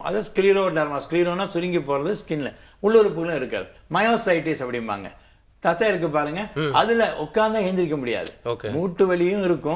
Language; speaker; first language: Tamil; native; Tamil